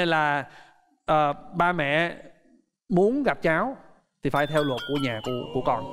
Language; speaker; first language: Vietnamese; non-native, fluent; English